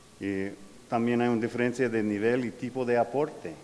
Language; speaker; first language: Spanish; non-native, learner; English